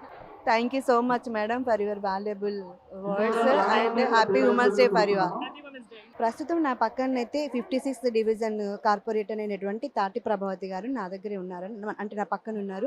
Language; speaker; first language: Telugu; native; Telugu